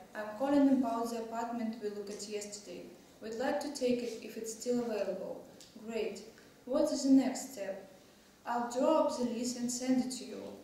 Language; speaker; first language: English; non-native, learner; Russian